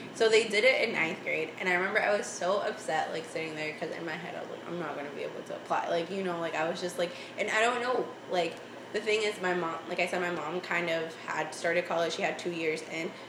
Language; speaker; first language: English; early bilingual, other home language; Spanish